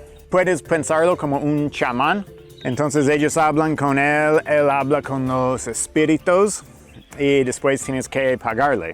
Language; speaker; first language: Spanish; non-native, fluent; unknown